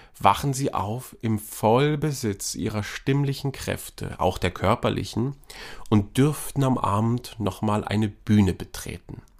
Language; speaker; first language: German; native; German